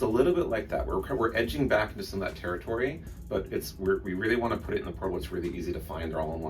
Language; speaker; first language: English; native; English